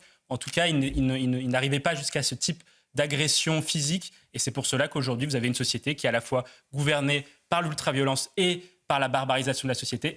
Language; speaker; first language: French; native; French